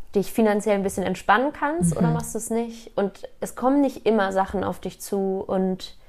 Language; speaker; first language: German; native; German